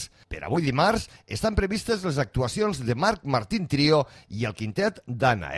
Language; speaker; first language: Catalan; native; Catalan